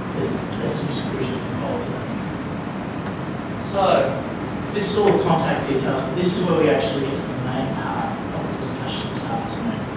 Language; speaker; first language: English; native; English